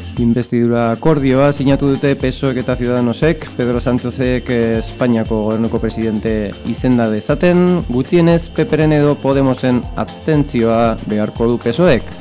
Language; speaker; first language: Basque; non-native, local second language; Spanish